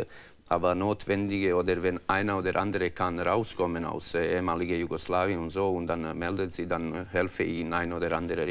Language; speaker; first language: German; non-native, learner; Croatian